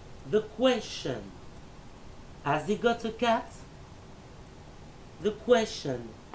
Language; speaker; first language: English; non-native, learner; French